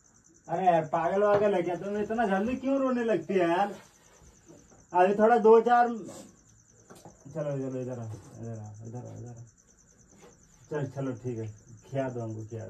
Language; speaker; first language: Hindi; native; Hindi